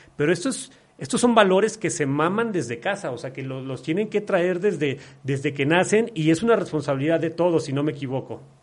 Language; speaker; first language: Spanish; native; Spanish